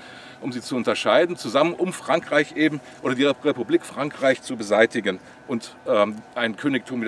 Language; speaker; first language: German; native; German